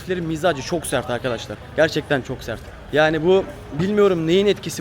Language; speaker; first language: Turkish; native; Turkish